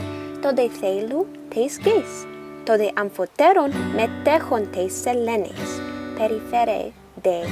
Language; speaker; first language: Greek; non-native, learner; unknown